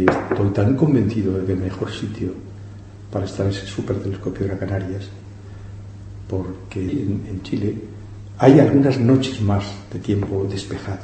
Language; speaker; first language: Spanish; native; Spanish